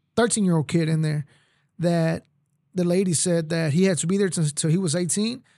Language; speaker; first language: English; early bilingual, other home language; Spanish